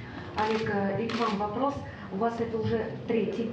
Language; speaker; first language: Russian; native; Russian